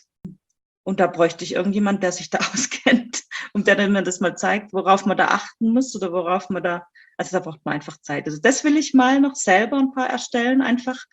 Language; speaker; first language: German; native; German